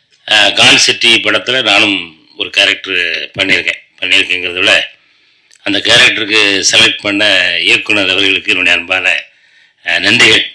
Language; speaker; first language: Tamil; native; Tamil